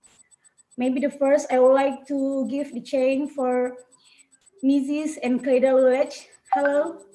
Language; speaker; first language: English; non-native, learner; Indonesian